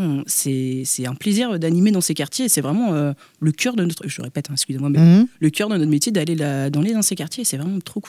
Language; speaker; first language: French; native; French